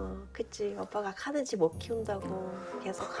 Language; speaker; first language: Korean; non-native, fluent; Ukrainian